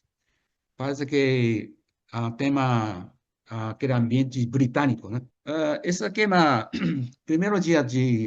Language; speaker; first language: Portuguese; non-native, fluent; Japanese